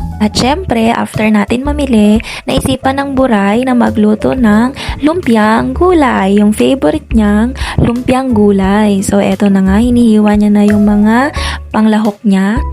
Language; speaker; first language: Filipino; native; Filipino